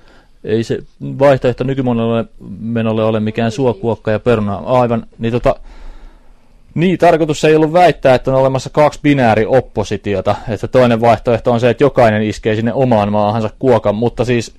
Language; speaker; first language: Finnish; native; Finnish